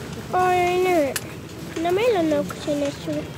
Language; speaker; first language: Finnish; early bilingual, heritage; Finnish